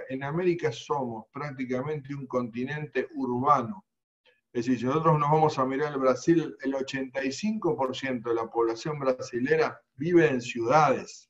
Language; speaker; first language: Spanish; native; Spanish